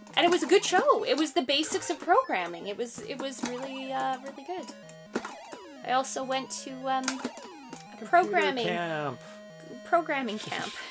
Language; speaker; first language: English; native; English